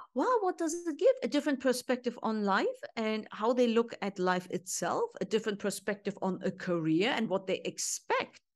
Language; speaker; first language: English; non-native, fluent; Turkish